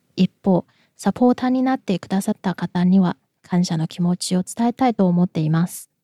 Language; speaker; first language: Japanese; non-native, fluent; Chinese